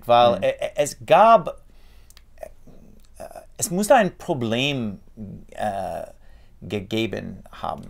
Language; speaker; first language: German; non-native, fluent; English